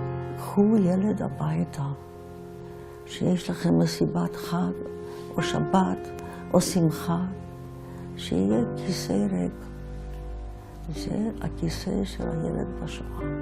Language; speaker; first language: Hebrew; non-native, fluent; Yiddish